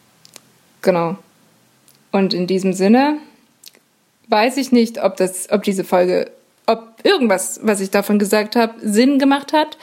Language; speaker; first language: German; native; German